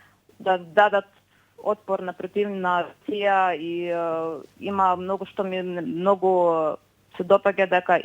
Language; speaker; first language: Macedonian; non-native, fluent; Ukrainian